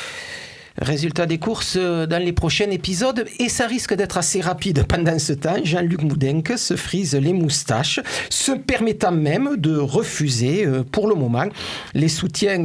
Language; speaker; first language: French; native; French